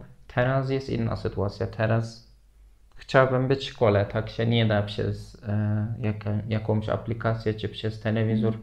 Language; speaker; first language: Polish; non-native, fluent; Turkish